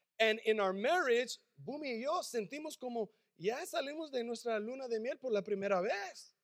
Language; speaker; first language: Spanish; early bilingual, heritage; English